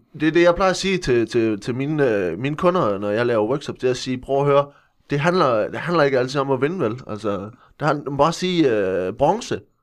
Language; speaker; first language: Danish; native; Danish